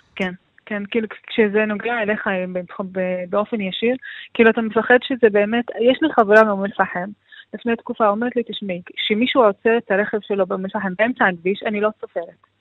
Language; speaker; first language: Hebrew; non-native, local second language; Arabic